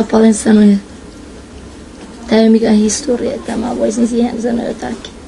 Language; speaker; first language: Finnish; non-native, learner; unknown